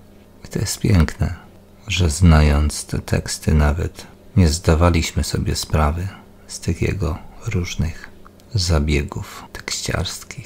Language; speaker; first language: Polish; native; Polish